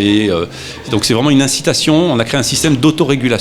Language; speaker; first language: French; native; French